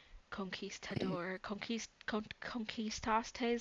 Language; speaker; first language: Spanish; early bilingual, heritage; English